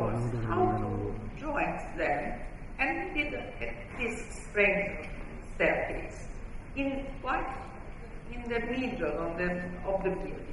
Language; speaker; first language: English; non-native, fluent; Italian